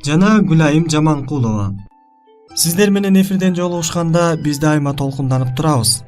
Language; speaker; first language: Kyrgyz; native; Kyrgyz